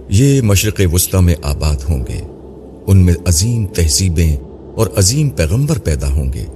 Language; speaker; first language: Urdu; native; Urdu